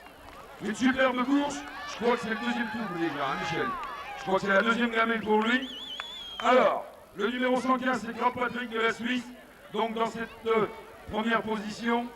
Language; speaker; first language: French; native; French